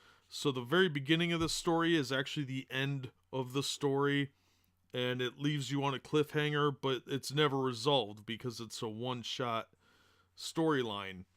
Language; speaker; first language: English; native; English